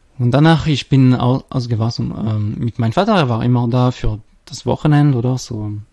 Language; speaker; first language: German; non-native, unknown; French